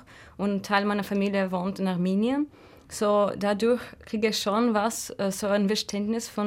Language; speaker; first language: German; non-native, fluent; Russian